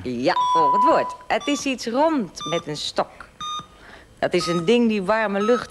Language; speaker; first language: Dutch; native; Dutch